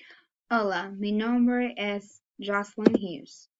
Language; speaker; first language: Spanish; non-native, learner; English